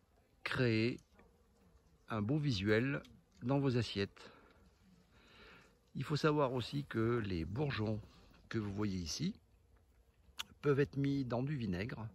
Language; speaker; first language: French; native; French